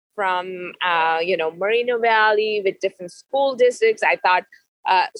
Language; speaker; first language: English; non-native, local second language; Urdu